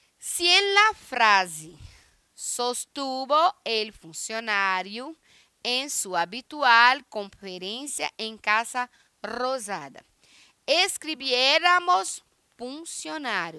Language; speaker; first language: Spanish; non-native, learner; Portuguese